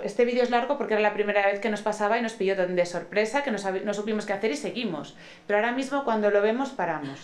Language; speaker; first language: Spanish; native; Spanish